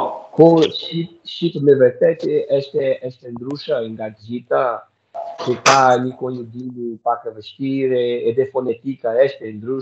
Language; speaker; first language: Albanian; non-native, learner; Portuguese